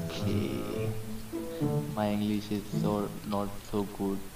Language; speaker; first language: English; non-native, learner; Malayalam